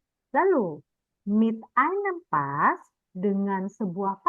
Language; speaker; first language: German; non-native, fluent; Indonesian